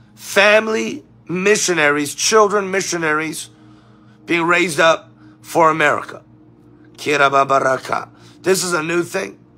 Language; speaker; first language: English; native; English